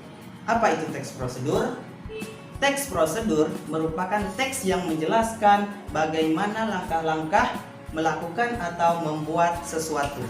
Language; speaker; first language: Indonesian; native; Indonesian